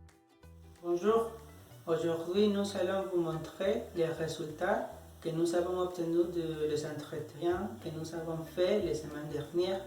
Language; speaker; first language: French; non-native, learner; Spanish